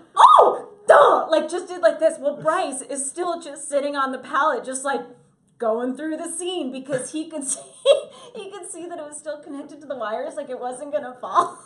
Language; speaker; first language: English; native; English